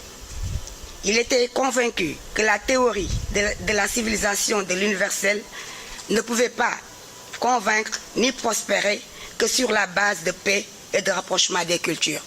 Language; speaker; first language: French; non-native, local second language; Wolof